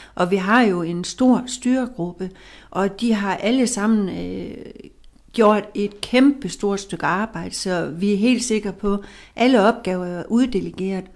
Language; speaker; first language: Danish; native; Danish